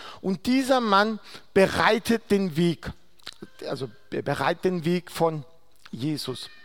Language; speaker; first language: German; non-native, fluent; Aramaic